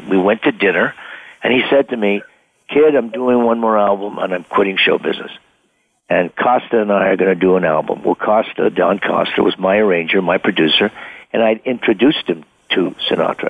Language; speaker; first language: English; native; English